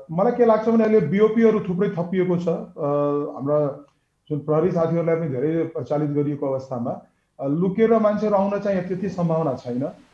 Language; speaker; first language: Nepali; native; Nepali